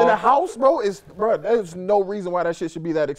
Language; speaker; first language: English; native; English